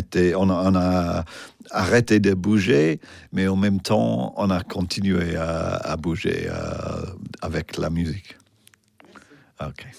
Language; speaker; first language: French; non-native, fluent; English